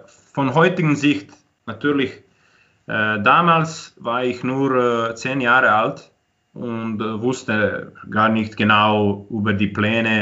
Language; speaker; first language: German; non-native, fluent; Croatian